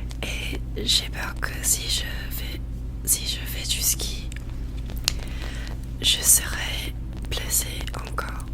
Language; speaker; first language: French; non-native, learner; English